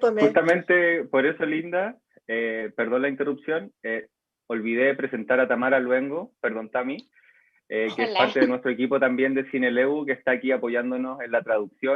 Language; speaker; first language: Spanish; native; Spanish